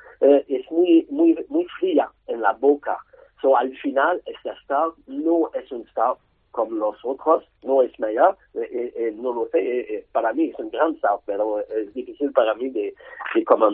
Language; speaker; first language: Spanish; non-native, learner; French